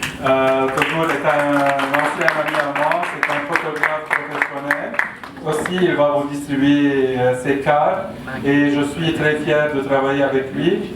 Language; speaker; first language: French; non-native, local second language; Arabic